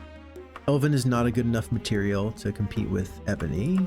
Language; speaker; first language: English; native; English